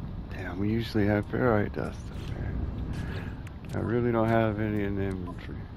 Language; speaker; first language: English; native; English